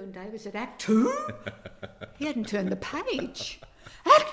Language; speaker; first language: English; native; English